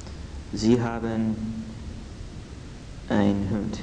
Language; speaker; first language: German; non-native, learner; English